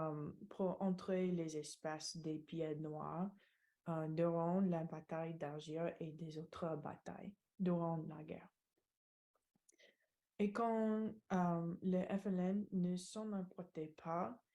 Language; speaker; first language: French; non-native, learner; English